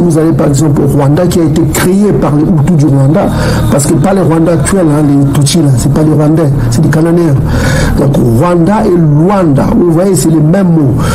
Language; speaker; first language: French; non-native, local second language; Kongo